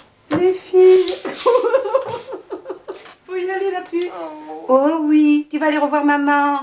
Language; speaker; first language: French; native; French